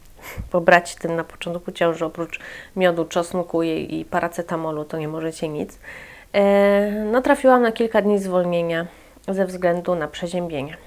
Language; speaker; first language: Polish; native; Polish